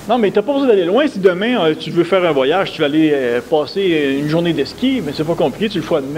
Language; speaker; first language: French; native; French